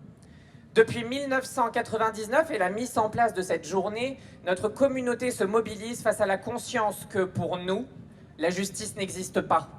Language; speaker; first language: French; native; French